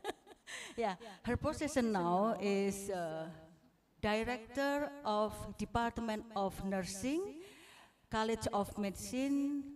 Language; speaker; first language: English; non-native, fluent; Indonesian